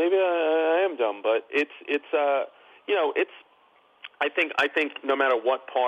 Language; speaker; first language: English; native; English